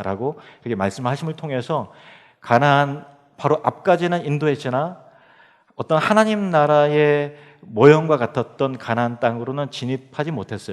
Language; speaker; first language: Korean; native; Korean